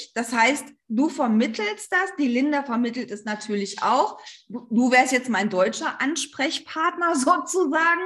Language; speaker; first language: German; native; German